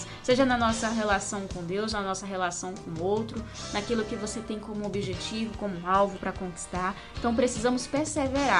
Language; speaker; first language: Portuguese; native; Portuguese